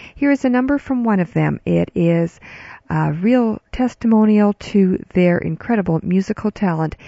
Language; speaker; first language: English; early bilingual, other home language; Ukrainian